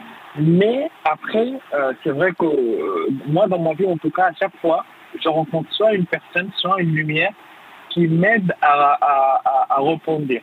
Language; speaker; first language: French; non-native, fluent; Arabic